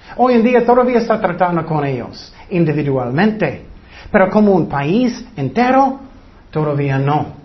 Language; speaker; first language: Spanish; non-native, fluent; English